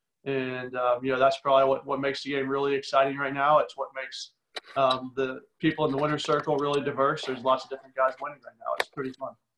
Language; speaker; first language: English; native; English